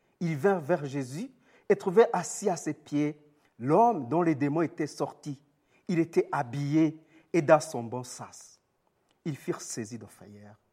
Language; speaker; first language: French; non-native, local second language; Rundi